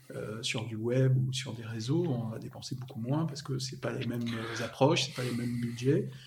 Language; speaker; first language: French; native; French